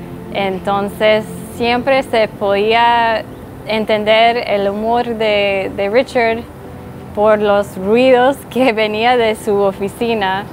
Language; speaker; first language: Spanish; non-native, fluent; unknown